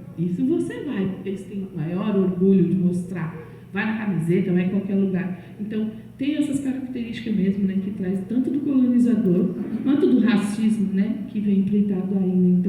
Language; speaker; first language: Portuguese; native; Portuguese